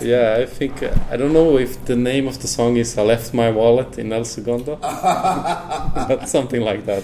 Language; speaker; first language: English; non-native, fluent; Swedish